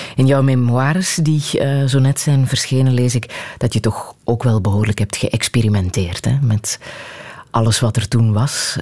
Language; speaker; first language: Dutch; native; Dutch